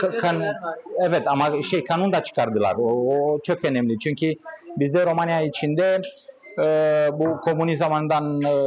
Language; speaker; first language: Turkish; non-native, learner; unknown